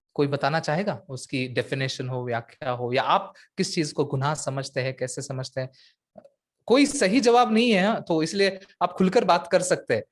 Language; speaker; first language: Hindi; non-native, local second language; Marathi